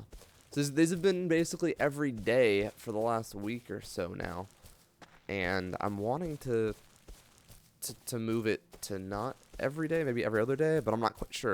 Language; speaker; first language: English; native; English